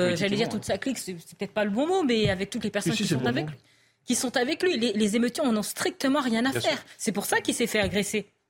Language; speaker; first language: French; native; French